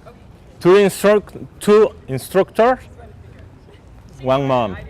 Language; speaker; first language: English; non-native, learner; Spanish